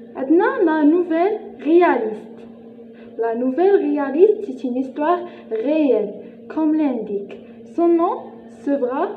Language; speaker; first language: French; non-native, local second language; Arabic